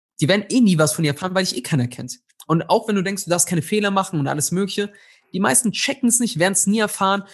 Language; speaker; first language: German; early bilingual, other home language; Tigrinya